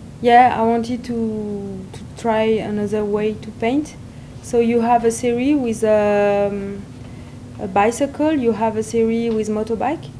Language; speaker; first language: English; non-native, learner; French